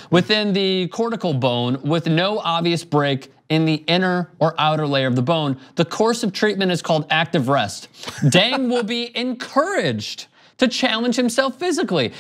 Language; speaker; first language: English; native; English